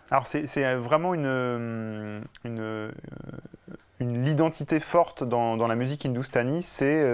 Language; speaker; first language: French; native; French